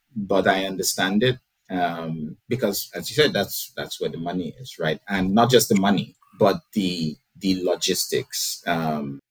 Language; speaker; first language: English; non-native, local second language; Yoruba